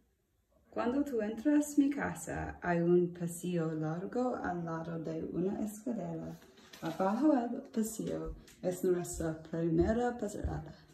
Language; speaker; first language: Spanish; non-native, learner; English